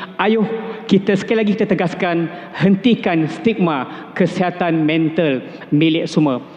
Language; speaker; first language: Malay; native; Malay